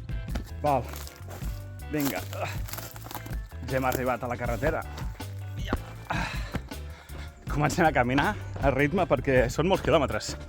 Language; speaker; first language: Catalan; native; Catalan